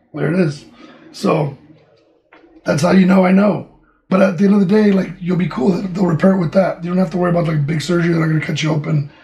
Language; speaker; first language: English; early bilingual, other home language; Spanish